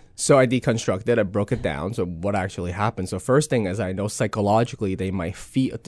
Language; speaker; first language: English; non-native, local second language; Cantonese